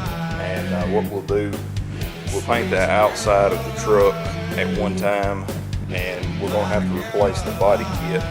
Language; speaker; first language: English; native; English